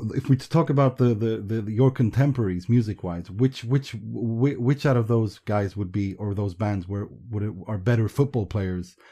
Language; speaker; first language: English; early bilingual, other home language; Persian